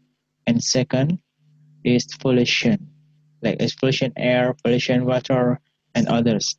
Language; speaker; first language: English; non-native, learner; Indonesian